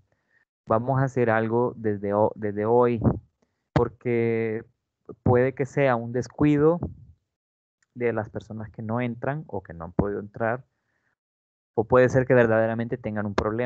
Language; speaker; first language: Spanish; native; Spanish